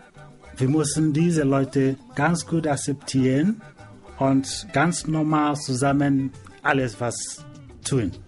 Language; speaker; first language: German; non-native, learner; Igbo